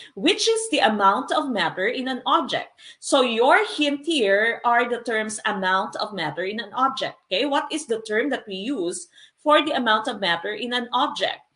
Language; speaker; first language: English; non-native, local second language; Filipino